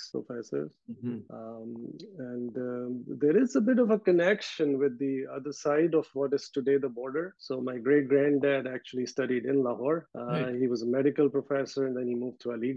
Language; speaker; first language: English; non-native, local second language; Urdu